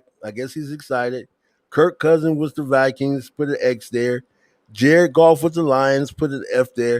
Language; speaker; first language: English; native; English